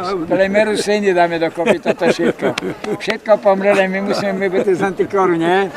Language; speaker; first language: Slovak; non-native, local second language; Rusyn